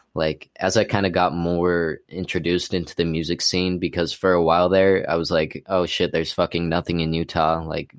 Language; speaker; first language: English; native; English